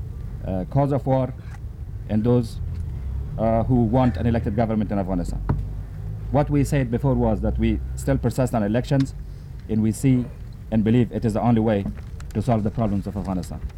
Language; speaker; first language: English; non-native, fluent; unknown